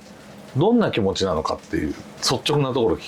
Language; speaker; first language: Japanese; native; Japanese